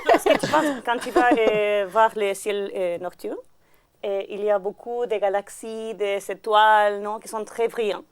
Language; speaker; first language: French; non-native, learner; Spanish